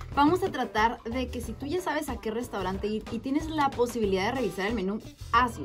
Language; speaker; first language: Spanish; native; Spanish